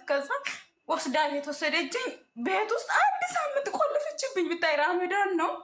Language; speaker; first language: Amharic; non-native, local second language; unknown